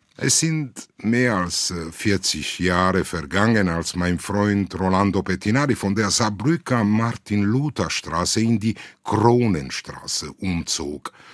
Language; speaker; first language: German; non-native, fluent; Italian